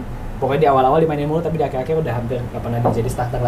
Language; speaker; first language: Indonesian; native; Indonesian